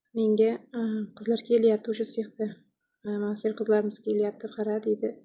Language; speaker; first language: Uzbek; non-native, local second language; Kyrgyz